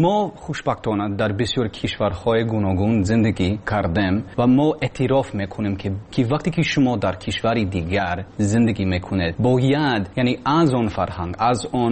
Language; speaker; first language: Persian; non-native, learner; English